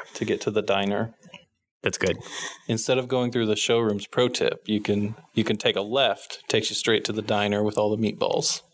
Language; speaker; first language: English; native; English